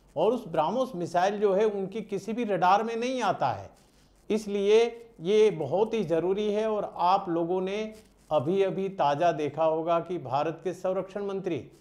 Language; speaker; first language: Hindi; non-native, local second language; Gujarati